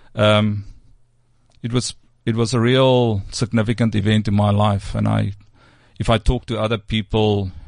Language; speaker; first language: English; non-native, local second language; Afrikaans